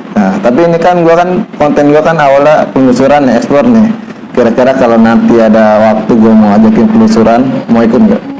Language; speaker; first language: Indonesian; native; Indonesian